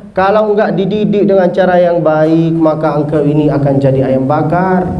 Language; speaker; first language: Malay; non-native, fluent; Arabic